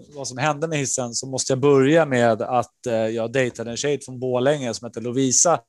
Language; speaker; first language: Swedish; early bilingual, other home language; Spanish